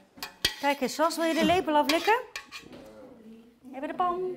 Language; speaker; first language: Dutch; native; Dutch